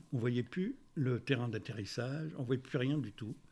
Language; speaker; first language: French; native; French